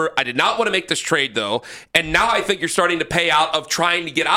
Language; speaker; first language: English; native; English